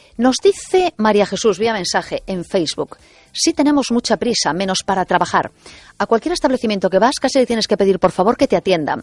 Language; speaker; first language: Spanish; native; Spanish